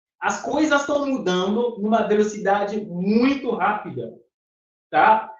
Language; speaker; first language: Portuguese; non-native, fluent; Fon